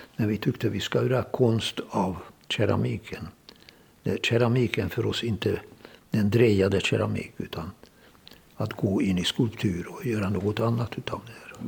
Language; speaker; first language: Swedish; non-native, fluent; Hungarian